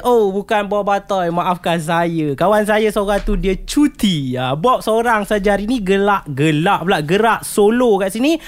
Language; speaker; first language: Malay; native; Malay